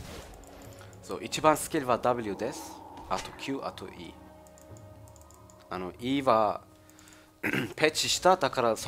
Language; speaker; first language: Japanese; non-native, learner; German